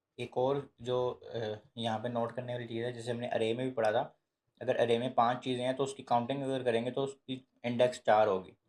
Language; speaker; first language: Urdu; native; Urdu